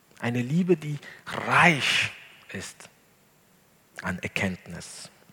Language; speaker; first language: German; non-native, fluent; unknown